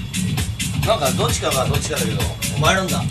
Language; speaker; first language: Japanese; native; Japanese